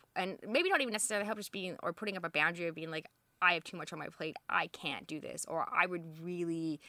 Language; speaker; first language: English; native; English